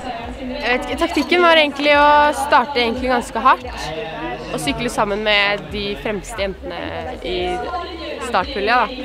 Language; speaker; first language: Norwegian; native; Norwegian